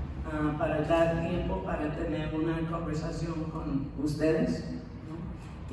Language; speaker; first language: Spanish; non-native, fluent; English